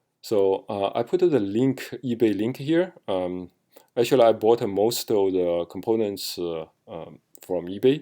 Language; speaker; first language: English; non-native, fluent; Chinese